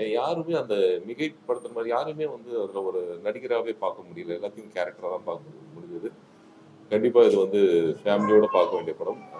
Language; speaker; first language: Tamil; native; Tamil